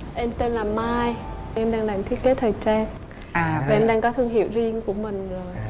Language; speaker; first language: Vietnamese; native; Vietnamese